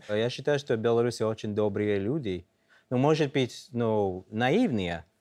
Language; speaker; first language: Russian; non-native, fluent; English